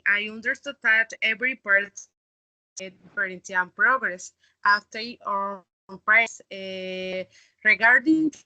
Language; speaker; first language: English; non-native, learner; Spanish